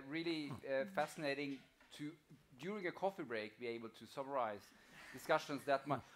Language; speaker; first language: English; non-native, fluent; Swedish